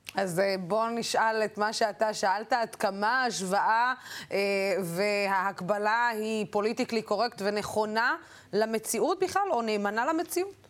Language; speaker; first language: Hebrew; non-native, local second language; Arabic